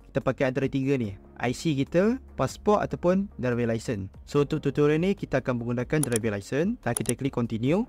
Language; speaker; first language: Malay; native; Malay